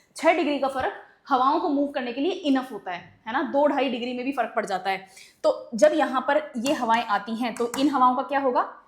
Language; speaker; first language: Hindi; native; Hindi